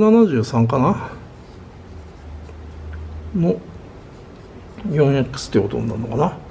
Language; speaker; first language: Japanese; native; Japanese